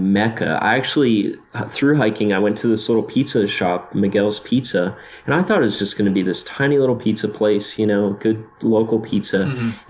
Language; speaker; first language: English; native; English